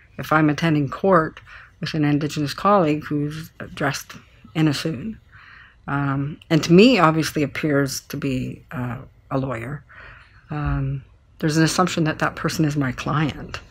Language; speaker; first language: English; native; English